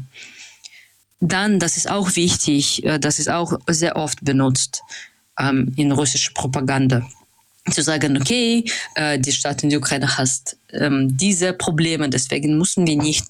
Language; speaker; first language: German; non-native, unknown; Russian